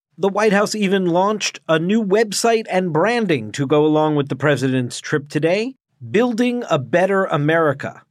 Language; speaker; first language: English; native; English